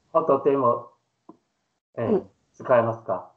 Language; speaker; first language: Japanese; non-native, learner; Chinese